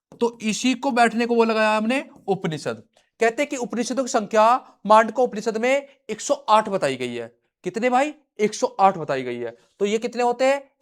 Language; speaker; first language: Hindi; native; Hindi